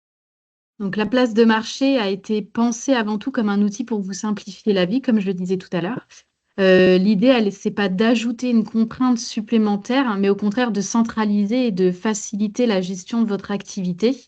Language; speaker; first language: French; native; French